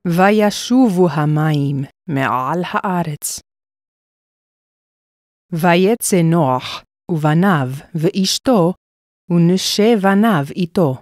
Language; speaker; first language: Hebrew; non-native, fluent; English